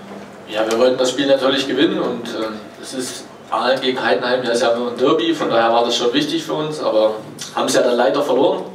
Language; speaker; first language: German; native; German